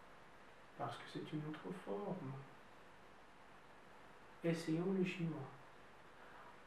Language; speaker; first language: French; non-native, fluent; Russian